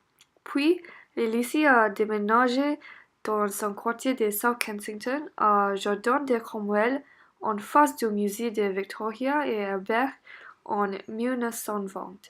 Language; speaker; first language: French; non-native, learner; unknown